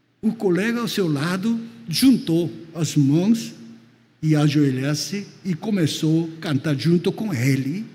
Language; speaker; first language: Portuguese; non-native, fluent; Korean